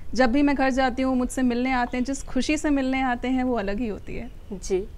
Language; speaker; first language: Hindi; native; Hindi